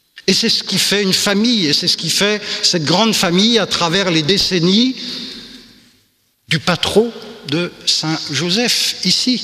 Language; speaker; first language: French; native; French